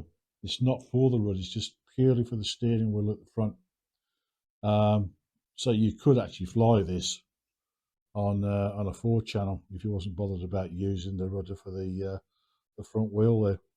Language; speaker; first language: English; native; English